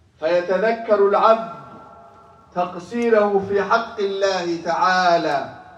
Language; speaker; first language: Arabic; non-native, local second language; Somali